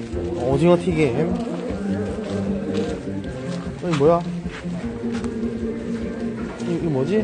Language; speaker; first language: Korean; native; Korean